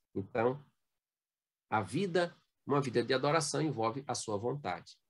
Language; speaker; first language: Portuguese; native; Portuguese